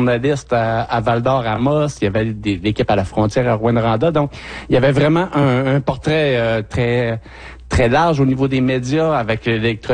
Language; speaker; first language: French; native; French